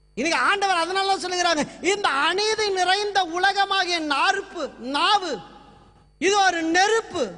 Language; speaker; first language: Tamil; native; Tamil